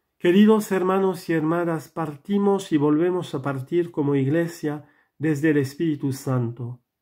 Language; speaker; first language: Spanish; non-native, fluent; French